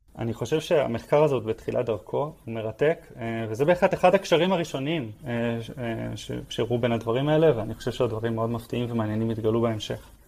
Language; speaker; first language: Hebrew; native; Hebrew